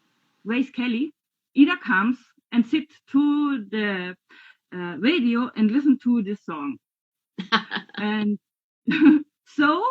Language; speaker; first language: English; non-native, learner; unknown